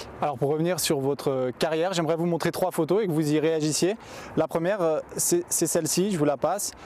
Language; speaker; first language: French; native; French